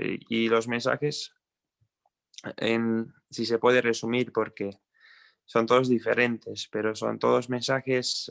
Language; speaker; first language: Spanish; non-native, fluent; Croatian